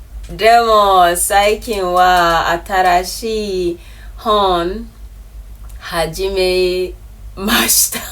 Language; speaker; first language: Japanese; non-native, learner; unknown